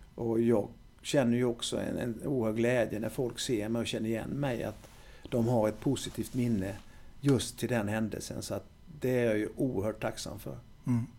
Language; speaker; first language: Swedish; native; Swedish